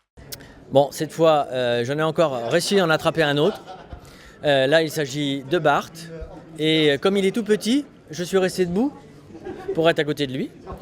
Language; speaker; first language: French; native; French